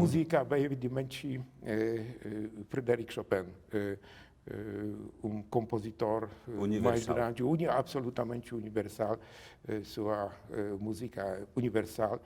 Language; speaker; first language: Portuguese; non-native, learner; Polish